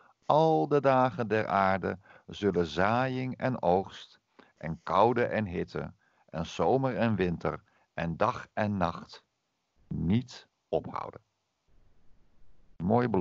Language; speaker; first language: Dutch; native; Dutch